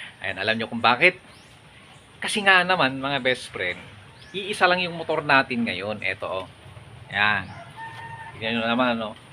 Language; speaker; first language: Filipino; non-native, local second language; Iloko